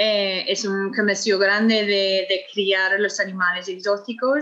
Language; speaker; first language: Spanish; non-native, fluent; English